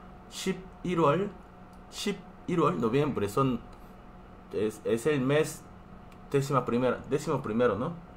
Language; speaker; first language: Spanish; non-native, fluent; Korean